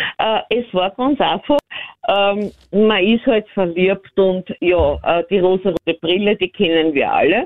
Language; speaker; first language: German; native; German